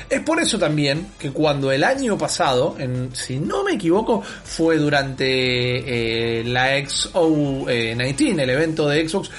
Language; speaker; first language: Spanish; native; Spanish